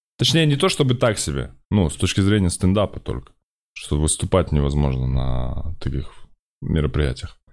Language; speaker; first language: Russian; native; Russian